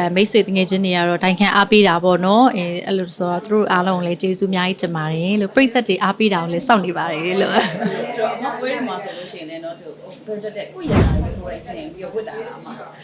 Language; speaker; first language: Burmese; native; Burmese